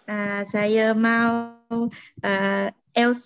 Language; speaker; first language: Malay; non-native, learner; Vietnamese